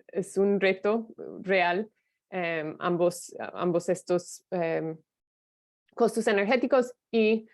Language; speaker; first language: Spanish; non-native, fluent; English